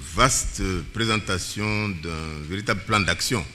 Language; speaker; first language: French; non-native, local second language; Bambara